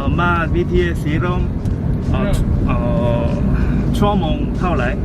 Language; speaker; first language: Thai; non-native, learner; Korean